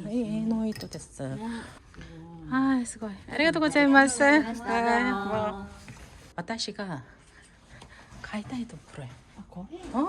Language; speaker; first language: Japanese; non-native, learner; Korean